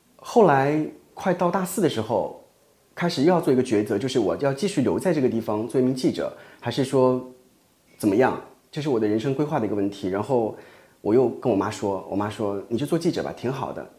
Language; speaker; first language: Chinese; native; Chinese